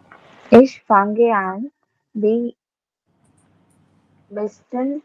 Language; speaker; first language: German; non-native, learner; Hindi